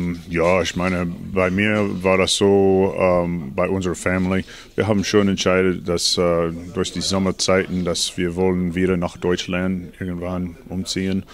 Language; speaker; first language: German; non-native, learner; English